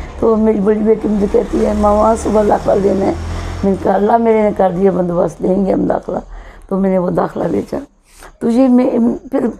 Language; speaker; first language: Urdu; non-native, local second language; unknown